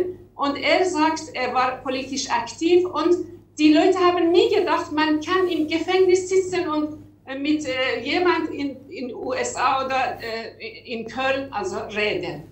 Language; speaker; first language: German; non-native, learner; Persian